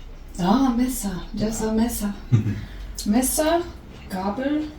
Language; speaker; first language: German; non-native, learner; English